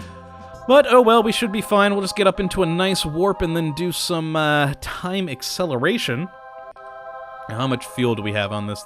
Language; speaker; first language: English; native; English